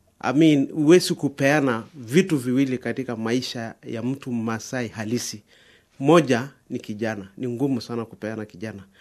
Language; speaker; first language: Swahili; non-native, local second language; Masai